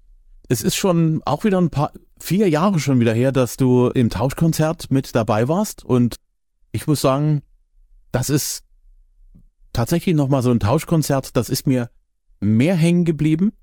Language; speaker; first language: German; native; German